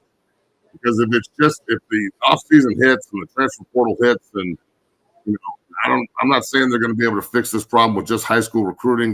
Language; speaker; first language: English; native; English